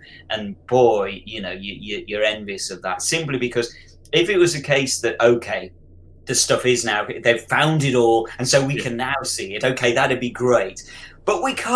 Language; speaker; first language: English; native; English